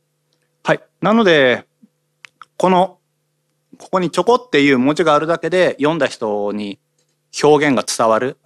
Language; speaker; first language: Japanese; native; Japanese